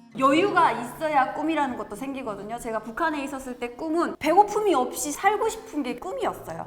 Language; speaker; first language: Korean; native; Korean